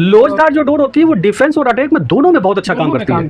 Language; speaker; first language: Hindi; native; Hindi